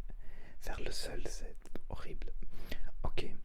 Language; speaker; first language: French; non-native, learner; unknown